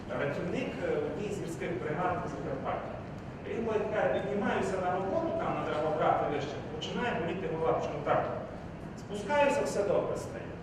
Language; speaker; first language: Ukrainian; native; Ukrainian